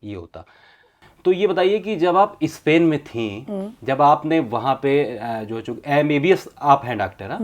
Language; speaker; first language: Hindi; native; Hindi